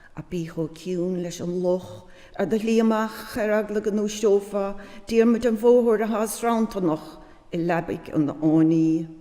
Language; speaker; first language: Irish; native; Irish